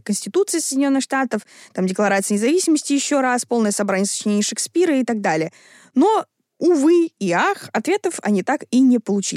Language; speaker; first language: Russian; native; Russian